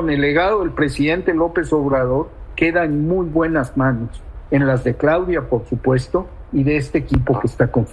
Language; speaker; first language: Spanish; native; Spanish